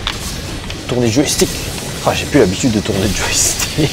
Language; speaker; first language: French; early bilingual, other home language; Vietnamese